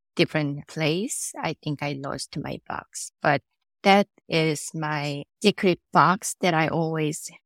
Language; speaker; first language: English; non-native, fluent; Korean